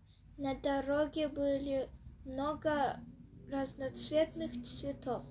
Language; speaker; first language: Russian; early bilingual, heritage; Russian